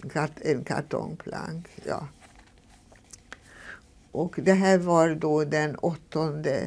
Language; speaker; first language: Swedish; non-native, fluent; Hungarian